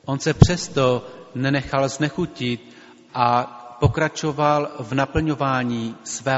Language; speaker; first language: Czech; native; Czech